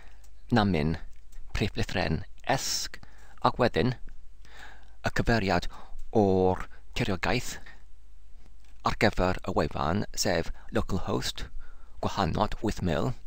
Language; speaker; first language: Welsh; non-native, learner; English